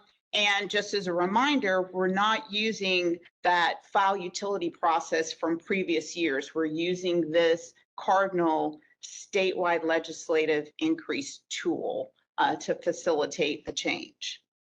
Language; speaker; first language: English; native; English